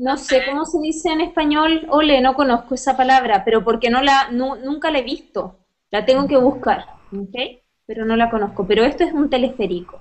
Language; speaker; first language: Spanish; native; Spanish